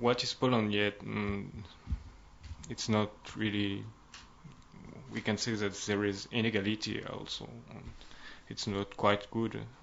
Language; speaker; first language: English; non-native, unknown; French